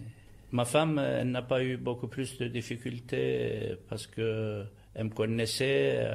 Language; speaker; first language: French; non-native, fluent; Turkish